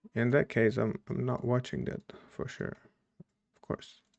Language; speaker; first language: English; non-native, fluent; Czech